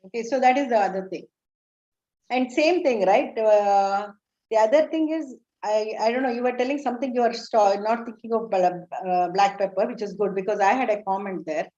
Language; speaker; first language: English; non-native, local second language; Kannada